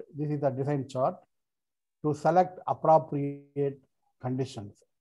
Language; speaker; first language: English; non-native, local second language; Tamil